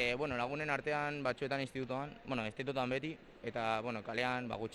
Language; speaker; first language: Basque; non-native, local second language; Spanish